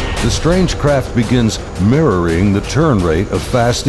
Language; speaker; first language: English; native; English